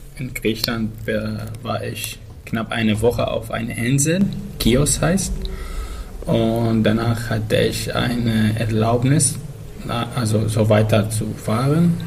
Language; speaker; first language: German; non-native, learner; Arabic